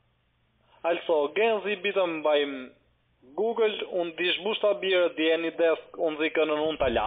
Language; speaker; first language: German; non-native, learner; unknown